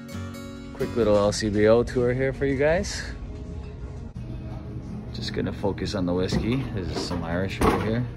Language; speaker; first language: English; native; English